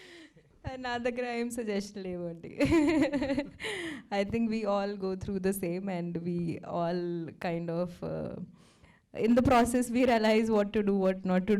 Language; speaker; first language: Telugu; non-native, local second language; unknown